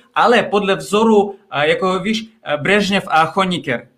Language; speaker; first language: Czech; non-native, fluent; Kazakh